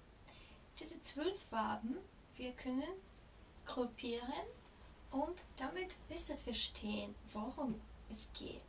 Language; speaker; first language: German; non-native, fluent; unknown